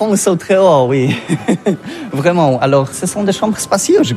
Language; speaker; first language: French; non-native, learner; Polish